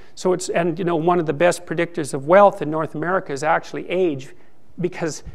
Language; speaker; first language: English; native; English